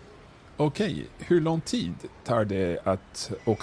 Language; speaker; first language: Swedish; non-native, learner; English